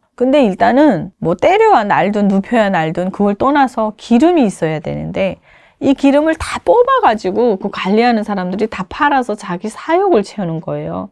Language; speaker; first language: Korean; native; Korean